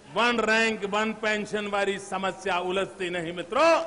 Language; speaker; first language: Hindi; non-native, local second language; Gujarati